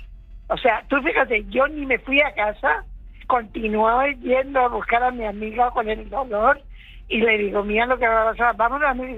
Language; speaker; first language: Spanish; native; Spanish